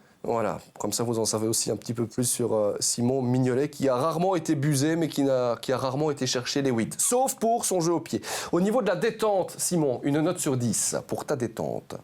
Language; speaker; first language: French; native; French